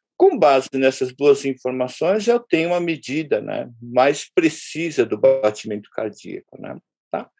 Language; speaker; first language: Portuguese; early bilingual, other home language; Japanese